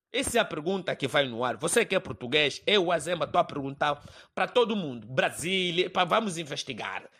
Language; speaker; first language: Portuguese; native; Portuguese